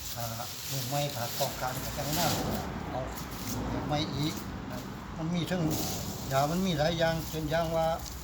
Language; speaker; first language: Thai; native; Thai